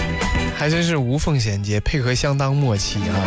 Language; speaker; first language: Chinese; native; Chinese